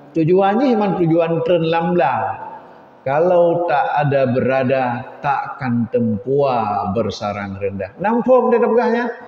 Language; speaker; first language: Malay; non-native, local second language; Achinese